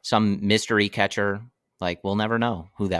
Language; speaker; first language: English; native; English